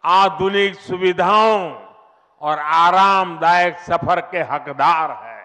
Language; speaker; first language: Hindi; non-native, local second language; Gujarati